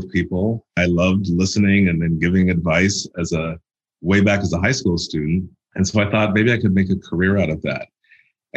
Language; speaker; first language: English; native; English